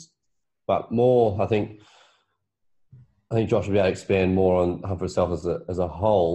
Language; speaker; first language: English; native; English